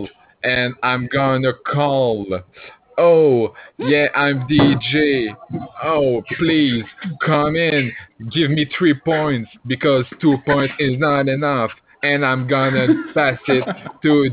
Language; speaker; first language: English; non-native, fluent; French